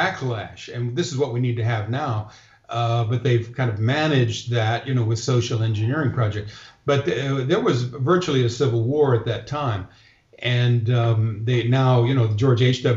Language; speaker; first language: English; native; English